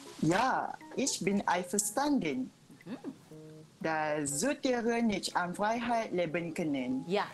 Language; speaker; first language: German; non-native, learner; Malay